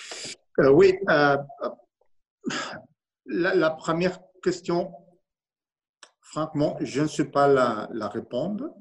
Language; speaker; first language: French; non-native, learner; Spanish